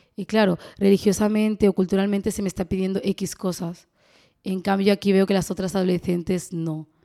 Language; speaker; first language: Spanish; early bilingual, other home language; Arabic